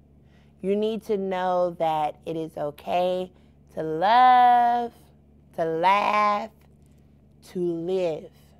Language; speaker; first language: English; native; English